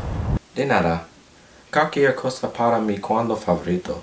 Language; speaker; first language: Spanish; non-native, learner; English